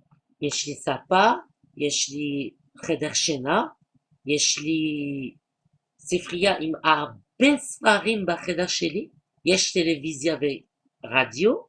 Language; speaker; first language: Hebrew; non-native, learner; French